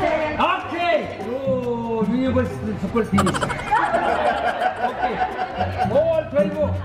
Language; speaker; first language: English; non-native, learner; Korean